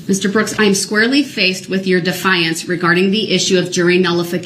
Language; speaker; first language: English; native; English